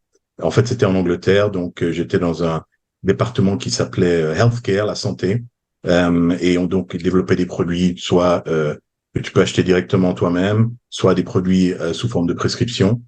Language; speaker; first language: French; native; French